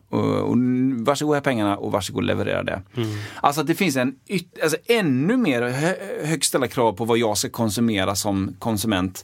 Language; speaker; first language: Swedish; native; Swedish